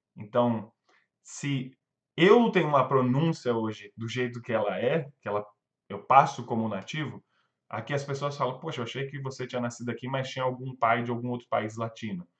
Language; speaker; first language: Portuguese; native; Portuguese